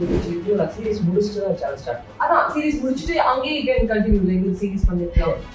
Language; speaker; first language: Tamil; native; Tamil